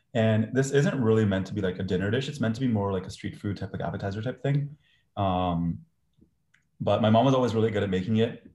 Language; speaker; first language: English; early bilingual, other home language; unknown